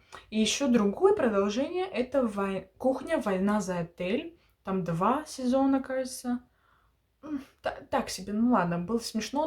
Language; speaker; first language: Russian; early bilingual, heritage; Russian